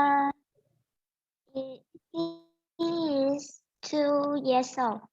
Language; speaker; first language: English; non-native, learner; Vietnamese